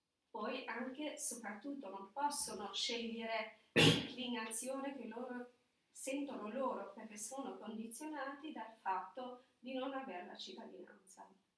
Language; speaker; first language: Italian; non-native, fluent; Albanian